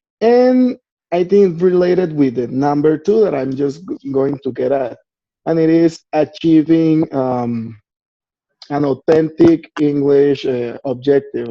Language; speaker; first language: English; non-native, fluent; Spanish